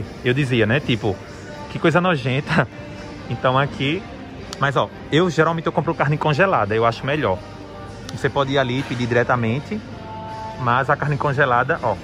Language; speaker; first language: Portuguese; native; Portuguese